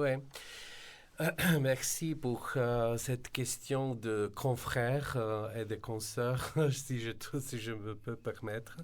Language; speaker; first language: French; non-native, fluent; Slovenian